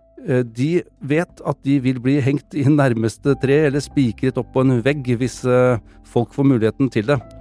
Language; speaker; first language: Norwegian; native; Norwegian